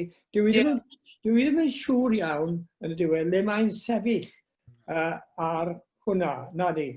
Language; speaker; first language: Welsh; native; Welsh